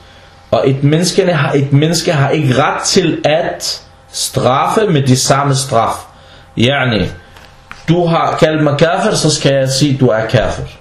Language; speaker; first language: Danish; non-native, fluent; Arabic